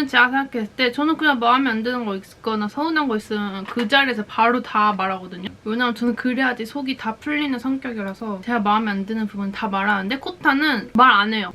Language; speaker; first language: Korean; native; Korean